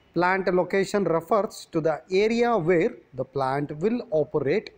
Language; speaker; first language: English; non-native, local second language; Kannada